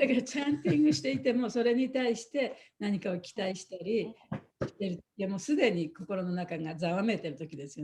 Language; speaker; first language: Japanese; native; Japanese